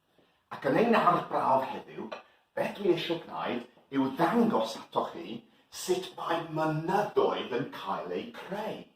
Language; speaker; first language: Welsh; non-native, learner; English